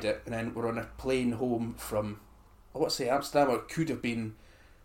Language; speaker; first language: English; native; English